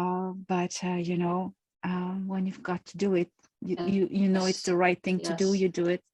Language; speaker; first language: English; non-native, fluent; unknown